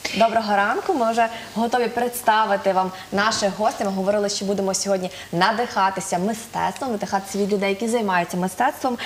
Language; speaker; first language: Ukrainian; native; Ukrainian